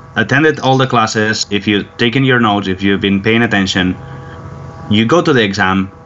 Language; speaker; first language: English; non-native, fluent; Spanish